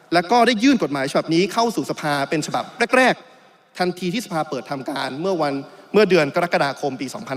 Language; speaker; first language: Thai; native; Thai